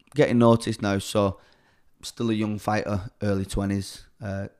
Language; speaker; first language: English; native; English